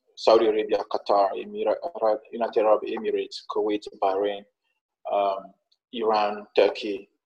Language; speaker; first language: English; non-native, fluent; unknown